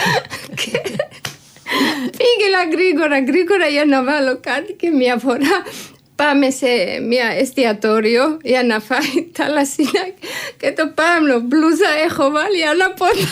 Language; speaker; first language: Greek; non-native, learner; Georgian